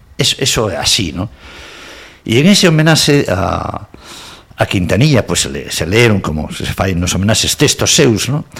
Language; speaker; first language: Galician; non-native, local second language; Spanish